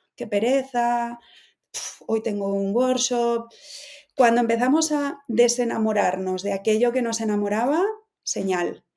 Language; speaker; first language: Spanish; native; Spanish